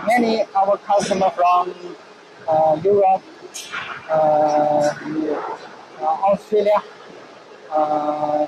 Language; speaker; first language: English; non-native, learner; Chinese